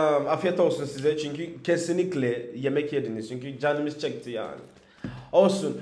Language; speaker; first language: Turkish; non-native, learner; English